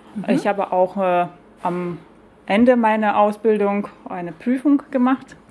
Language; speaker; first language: German; non-native, fluent; Lithuanian